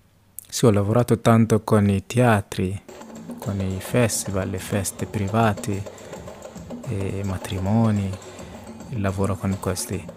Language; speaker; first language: Italian; non-native, fluent; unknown